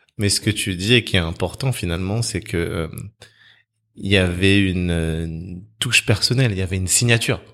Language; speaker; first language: French; native; French